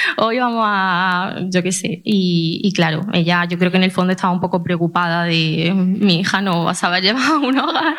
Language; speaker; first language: Spanish; native; Spanish